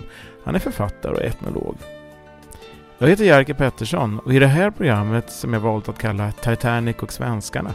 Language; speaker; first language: Swedish; native; Swedish